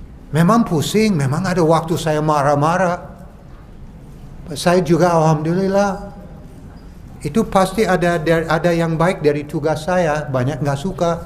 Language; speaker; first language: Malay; non-native, fluent; English